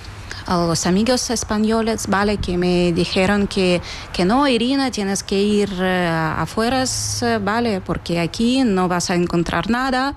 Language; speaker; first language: Spanish; non-native, fluent; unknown